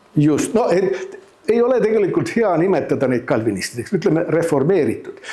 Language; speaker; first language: Estonian; native; Estonian